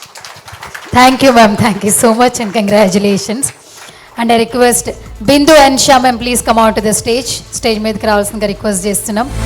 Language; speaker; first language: Telugu; native; Telugu